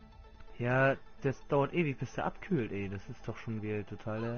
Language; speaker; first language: German; native; German